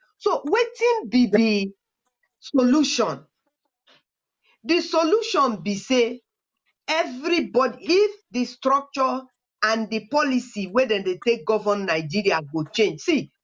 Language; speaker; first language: Nigerian Pidgin; non-native, local second language; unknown